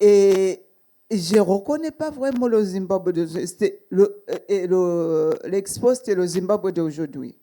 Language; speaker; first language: French; non-native, fluent; Shona